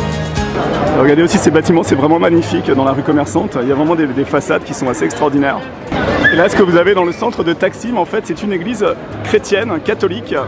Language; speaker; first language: French; native; French